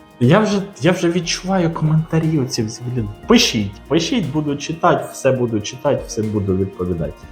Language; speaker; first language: Ukrainian; non-native, local second language; Russian